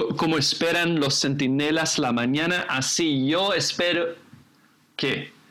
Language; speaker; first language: Spanish; non-native, fluent; English